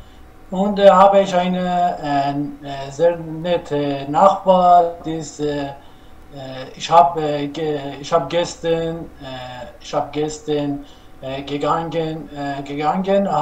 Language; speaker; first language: German; non-native, learner; Persian